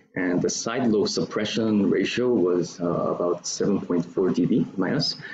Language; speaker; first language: English; non-native, fluent; Korean